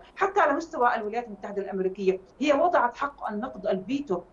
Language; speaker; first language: Arabic; native; Arabic